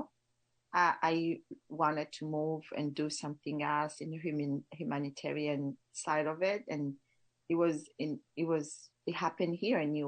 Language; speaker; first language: English; non-native, local second language; Kinyarwanda